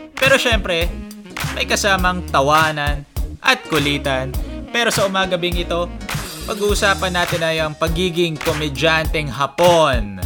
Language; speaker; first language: Filipino; native; Filipino